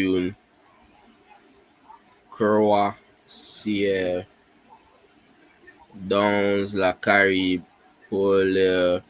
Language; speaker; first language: French; non-native, learner; English